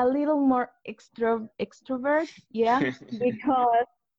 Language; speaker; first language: English; non-native, learner; Spanish